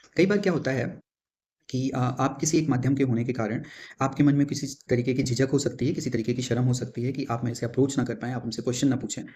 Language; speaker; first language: Hindi; native; Hindi